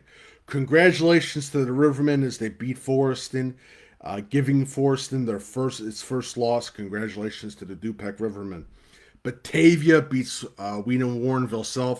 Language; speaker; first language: English; native; English